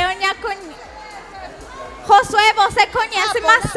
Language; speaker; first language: Portuguese; non-native, learner; Spanish